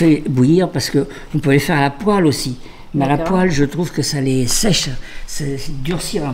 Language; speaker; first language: French; native; French